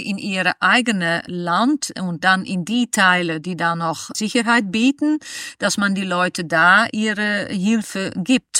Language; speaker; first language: German; non-native, fluent; Dutch